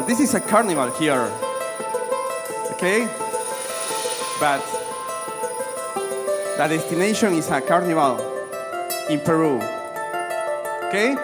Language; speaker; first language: English; non-native, learner; Spanish